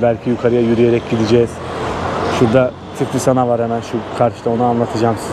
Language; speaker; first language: Turkish; native; Turkish